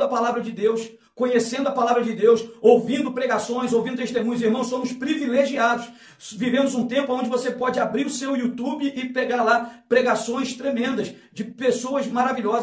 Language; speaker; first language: Portuguese; native; Portuguese